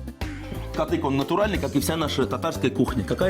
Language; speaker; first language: Russian; native; Russian